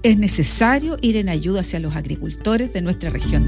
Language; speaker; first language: Spanish; native; Spanish